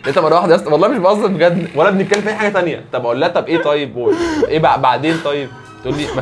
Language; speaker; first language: Arabic; native; Arabic